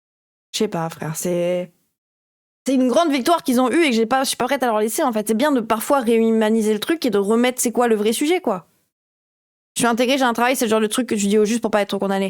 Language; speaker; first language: French; native; French